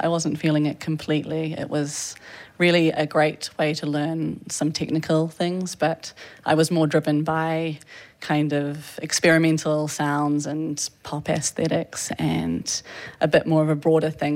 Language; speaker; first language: English; native; English